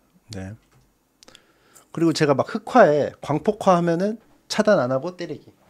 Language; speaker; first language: Korean; native; Korean